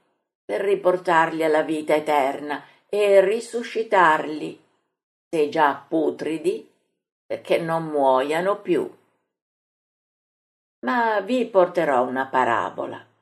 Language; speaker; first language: Italian; native; Italian